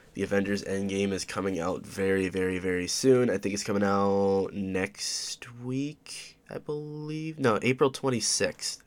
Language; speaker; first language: English; native; English